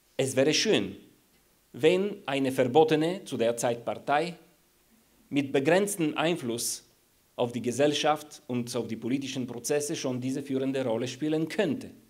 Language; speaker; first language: German; non-native, fluent; Bulgarian